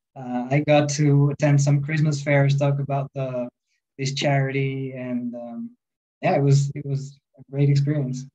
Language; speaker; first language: English; non-native, fluent; Spanish